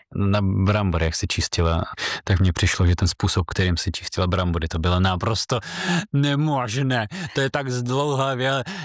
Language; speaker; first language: Czech; non-native, fluent; Russian